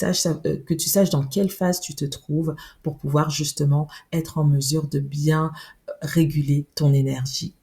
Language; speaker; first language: French; native; French